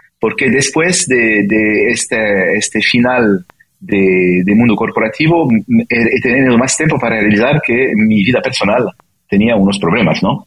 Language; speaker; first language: Spanish; non-native, fluent; French